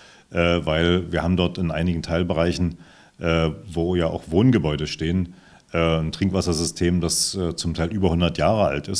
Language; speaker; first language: German; native; German